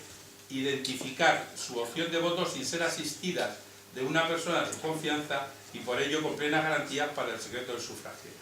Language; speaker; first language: Spanish; native; Spanish